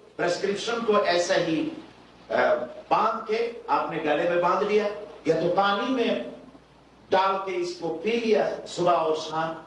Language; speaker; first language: Urdu; non-native, fluent; Bangla